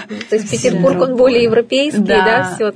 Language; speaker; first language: Russian; native; Russian